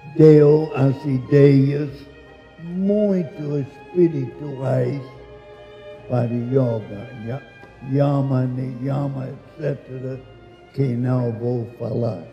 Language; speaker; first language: Portuguese; non-native, learner; English